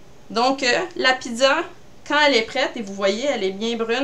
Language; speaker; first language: French; native; French